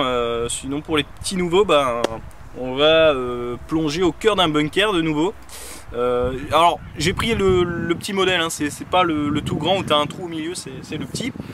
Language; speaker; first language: French; native; French